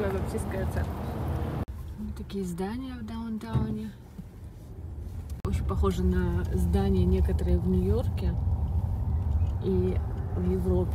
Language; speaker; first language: Russian; native; Russian